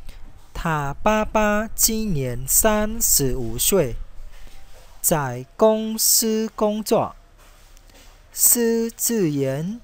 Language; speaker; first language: Chinese; non-native, learner; Khmer